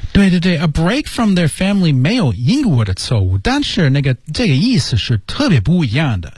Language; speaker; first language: Chinese; non-native, learner; English